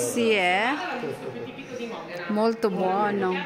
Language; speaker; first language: Italian; non-native, learner; Cebuano